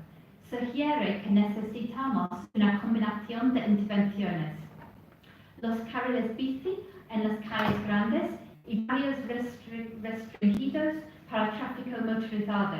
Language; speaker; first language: Spanish; non-native, fluent; English